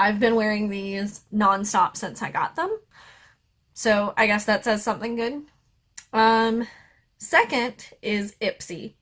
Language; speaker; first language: English; native; English